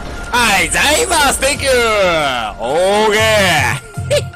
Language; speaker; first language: Japanese; native; Japanese